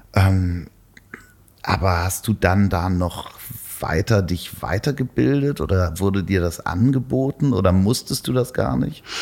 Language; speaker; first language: German; native; German